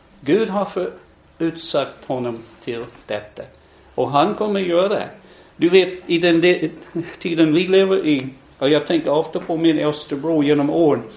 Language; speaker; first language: Swedish; non-native, fluent; English